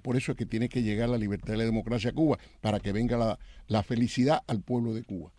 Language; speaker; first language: Spanish; native; Spanish